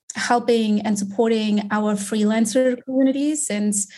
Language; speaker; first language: English; non-native, fluent; German